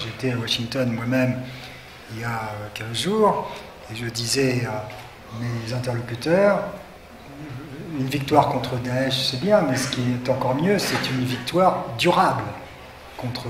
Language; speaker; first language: French; native; French